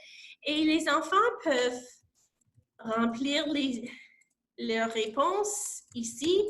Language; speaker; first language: French; non-native, local second language; English